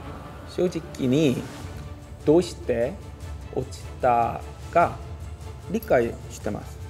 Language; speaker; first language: Japanese; non-native, learner; Korean